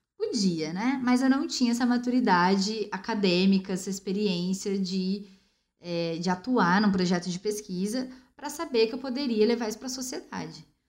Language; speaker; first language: Portuguese; native; Portuguese